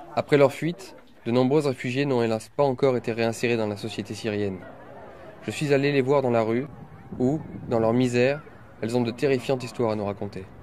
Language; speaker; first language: French; native; French